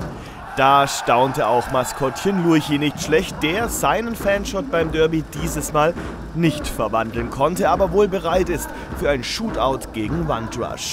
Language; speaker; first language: German; native; German